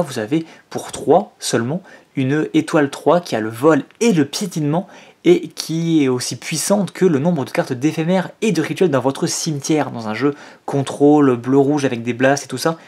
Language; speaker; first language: French; native; French